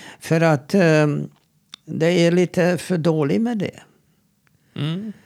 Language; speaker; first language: Swedish; non-native, fluent; Hebrew